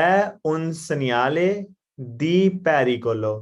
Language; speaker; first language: Italian; non-native, learner; Punjabi